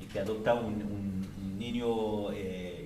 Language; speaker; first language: Spanish; native; Spanish